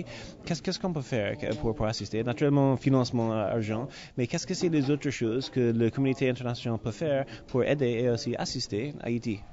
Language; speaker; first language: French; non-native, learner; English